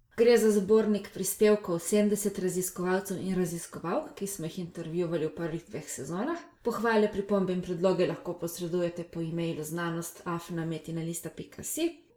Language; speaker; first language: Slovenian; native; Slovenian